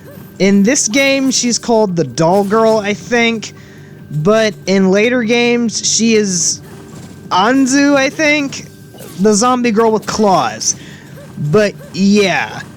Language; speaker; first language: English; native; English